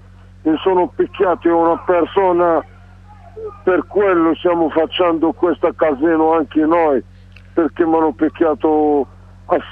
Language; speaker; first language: Italian; non-native, learner; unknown